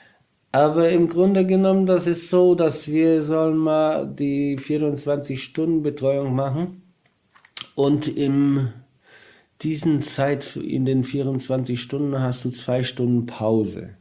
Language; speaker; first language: German; non-native, learner; Polish